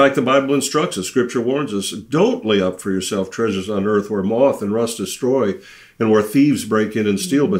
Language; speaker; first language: English; native; English